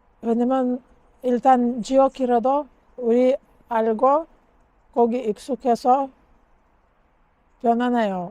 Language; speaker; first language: Korean; non-native, learner; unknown